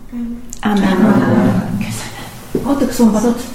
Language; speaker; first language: Hungarian; non-native, learner; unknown